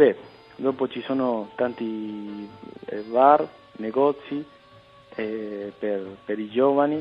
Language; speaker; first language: Italian; early bilingual, heritage; Spanish